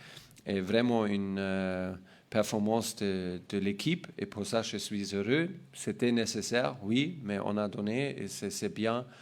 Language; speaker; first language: French; non-native, learner; German